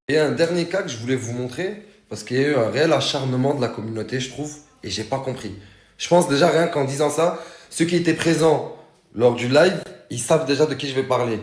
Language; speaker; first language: French; native; French